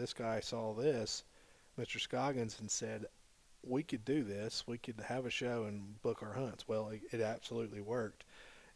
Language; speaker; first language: English; native; English